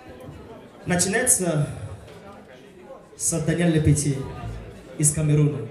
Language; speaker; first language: Russian; non-native, fluent; French